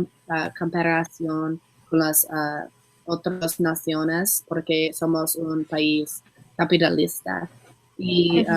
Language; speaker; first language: Spanish; non-native, learner; English